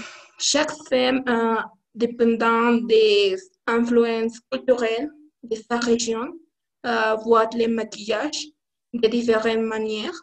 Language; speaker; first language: French; non-native, learner; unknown